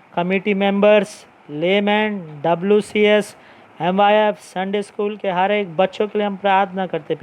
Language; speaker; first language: Hindi; non-native, local second language; Telugu